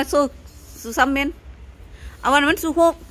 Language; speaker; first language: German; non-native, learner; Thai